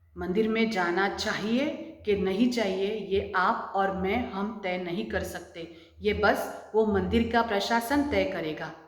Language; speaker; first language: Hindi; non-native, local second language; Marathi